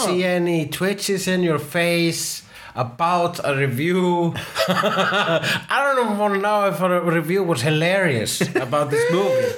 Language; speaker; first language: English; non-native, fluent; Icelandic